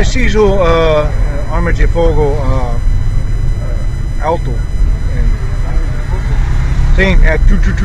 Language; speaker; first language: Portuguese; non-native, learner; English